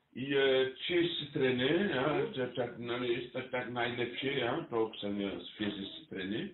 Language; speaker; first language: Polish; non-native, learner; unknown